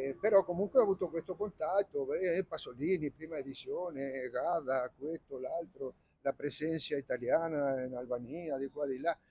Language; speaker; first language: Italian; non-native, fluent; Spanish